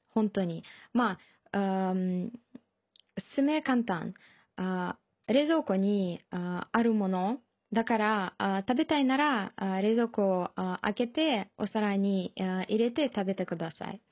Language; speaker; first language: Japanese; non-native, learner; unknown